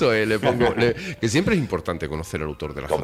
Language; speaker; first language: Spanish; native; Spanish